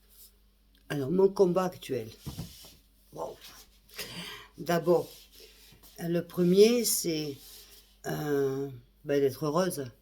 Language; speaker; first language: French; native; French